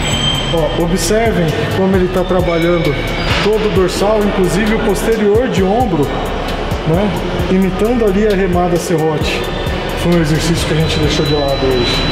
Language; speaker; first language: Portuguese; native; Portuguese